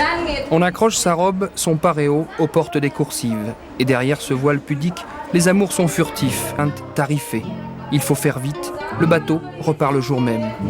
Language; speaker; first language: French; native; French